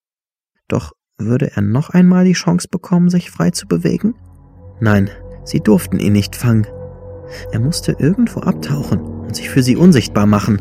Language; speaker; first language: German; native; German